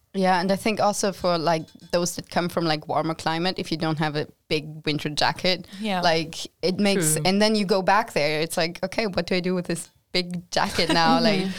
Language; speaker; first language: English; non-native, fluent; German